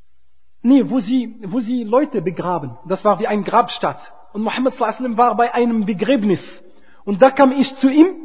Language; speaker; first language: German; non-native, fluent; Arabic